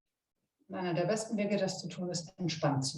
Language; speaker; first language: German; native; German